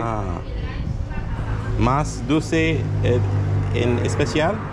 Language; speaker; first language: Spanish; non-native, learner; English